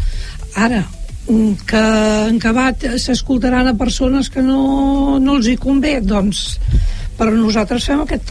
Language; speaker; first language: Catalan; native; Catalan